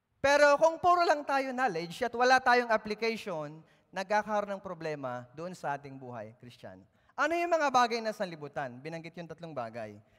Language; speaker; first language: Filipino; native; Filipino